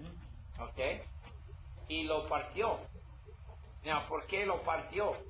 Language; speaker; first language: Spanish; non-native, learner; English